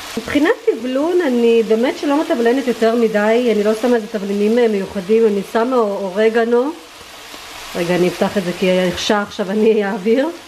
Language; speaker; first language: Hebrew; early bilingual, other home language; Russian